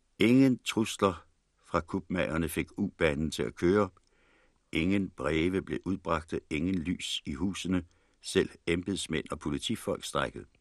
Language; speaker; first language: Danish; native; Danish